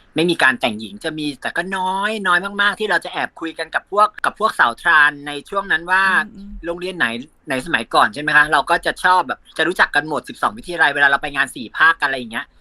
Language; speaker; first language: Thai; native; Thai